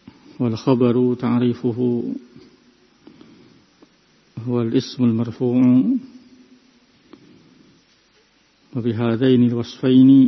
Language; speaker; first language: Arabic; non-native, fluent; Indonesian